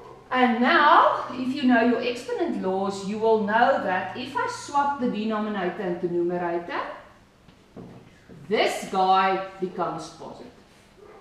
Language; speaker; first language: English; non-native, local second language; Afrikaans